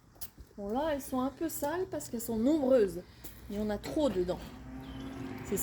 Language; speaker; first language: French; native; French